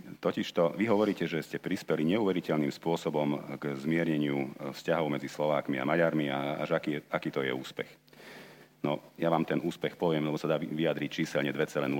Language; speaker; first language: Slovak; non-native, local second language; Hungarian